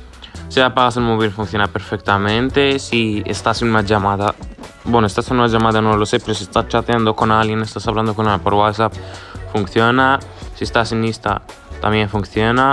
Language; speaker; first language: Spanish; native; Spanish